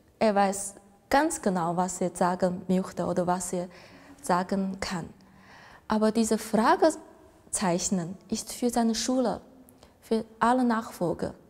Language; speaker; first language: German; non-native, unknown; Chinese